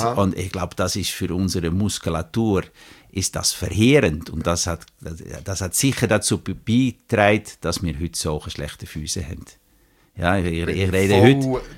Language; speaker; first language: German; native; German